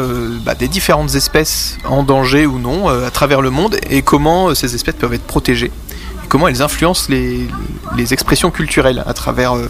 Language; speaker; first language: French; native; French